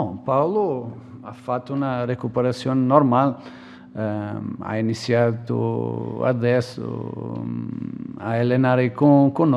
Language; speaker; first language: Italian; non-native, fluent; Portuguese